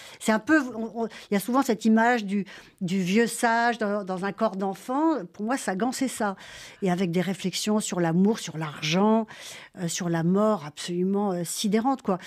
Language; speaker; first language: French; native; French